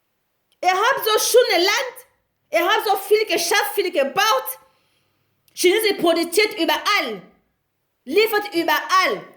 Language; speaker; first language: German; non-native, learner; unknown